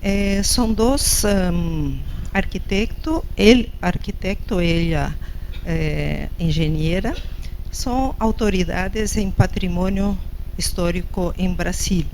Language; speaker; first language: Spanish; non-native, fluent; Portuguese